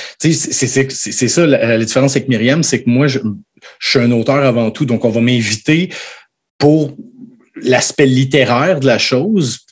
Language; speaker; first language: French; native; French